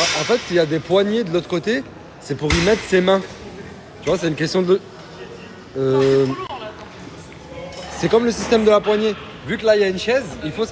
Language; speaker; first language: French; native; French